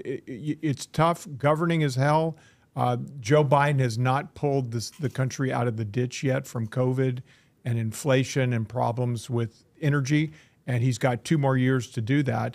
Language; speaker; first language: English; native; English